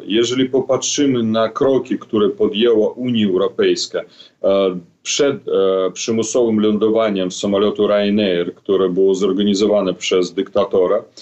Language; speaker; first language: Polish; non-native, fluent; Belarusian